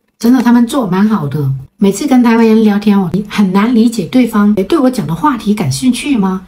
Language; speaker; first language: Chinese; native; Chinese